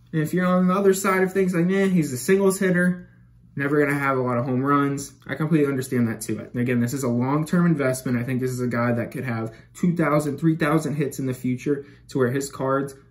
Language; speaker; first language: English; native; English